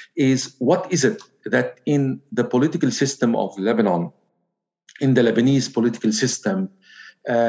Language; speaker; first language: English; non-native, fluent; Arabic